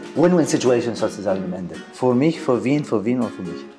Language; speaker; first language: German; non-native, learner; Arabic